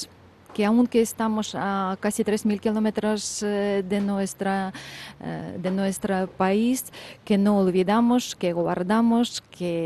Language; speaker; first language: Spanish; non-native, fluent; Ukrainian